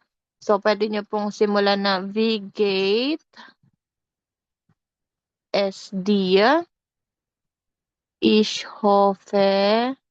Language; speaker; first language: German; non-native, fluent; Filipino